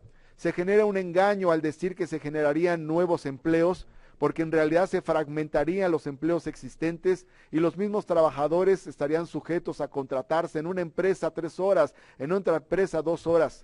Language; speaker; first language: Spanish; native; Spanish